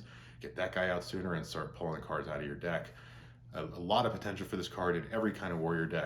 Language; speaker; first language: English; native; English